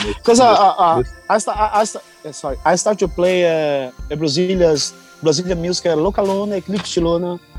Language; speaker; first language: English; non-native, learner; Portuguese